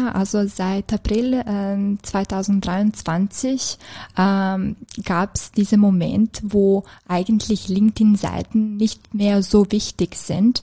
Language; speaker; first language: German; non-native, fluent; Serbian